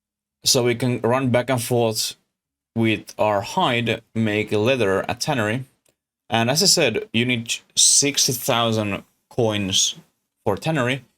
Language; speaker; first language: English; non-native, learner; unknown